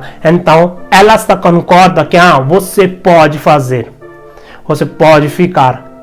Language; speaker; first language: Portuguese; non-native, learner; Hindi